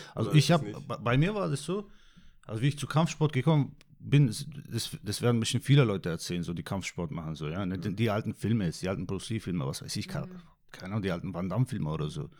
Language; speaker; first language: German; non-native, fluent; Turkish